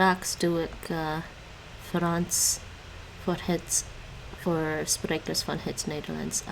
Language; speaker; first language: Dutch; non-native, learner; English